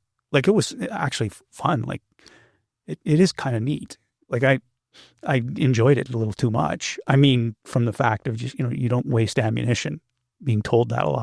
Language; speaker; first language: English; native; English